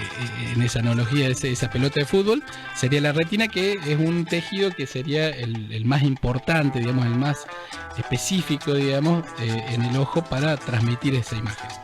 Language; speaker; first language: Spanish; native; Spanish